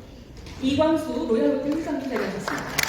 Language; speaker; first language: Korean; native; Korean